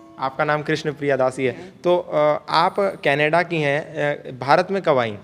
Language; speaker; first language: Hindi; native; Hindi